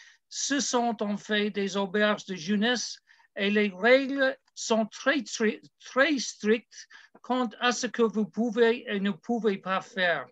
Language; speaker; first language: French; non-native, learner; English